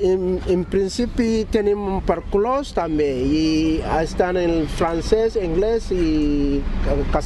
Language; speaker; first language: Catalan; non-native, learner; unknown